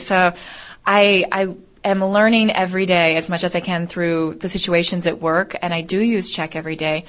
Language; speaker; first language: English; native; English